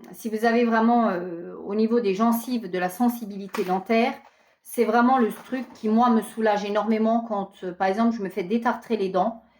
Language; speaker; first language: French; native; French